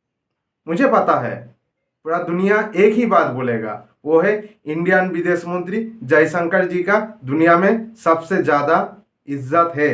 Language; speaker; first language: Hindi; non-native, local second language; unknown